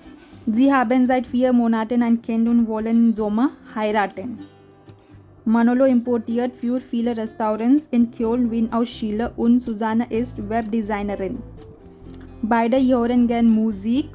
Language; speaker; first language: German; non-native, fluent; Hindi